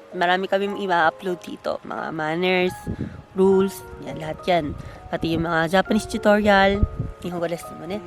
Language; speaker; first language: Filipino; early bilingual, heritage; Filipino